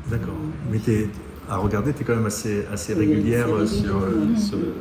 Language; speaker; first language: French; native; French